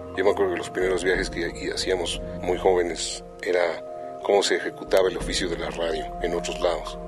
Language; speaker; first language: Spanish; native; Spanish